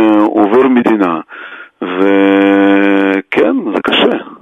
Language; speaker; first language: Hebrew; non-native, fluent; Russian